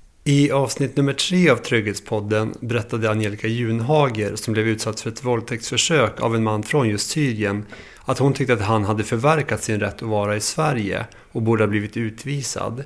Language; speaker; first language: Swedish; native; Swedish